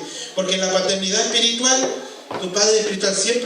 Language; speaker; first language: Spanish; native; Spanish